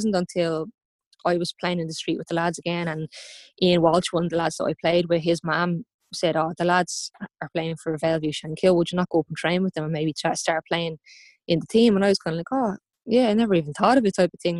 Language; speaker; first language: English; native; English